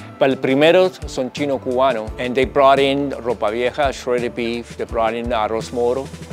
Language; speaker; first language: English; non-native, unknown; Chinese